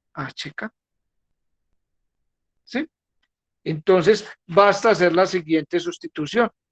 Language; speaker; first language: Spanish; native; Spanish